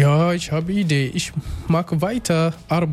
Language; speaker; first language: German; non-native, learner; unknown